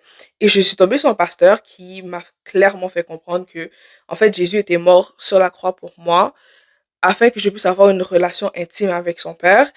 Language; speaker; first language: French; native; French